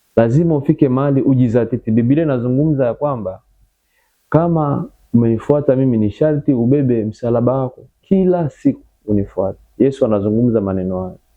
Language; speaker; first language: Swahili; native; Swahili